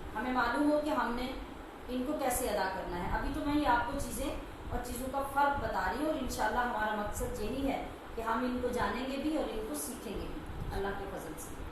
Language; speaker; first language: Urdu; native; Urdu